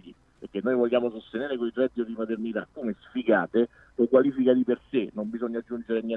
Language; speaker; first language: Italian; native; Italian